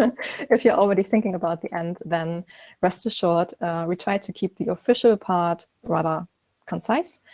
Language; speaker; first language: English; non-native, fluent; German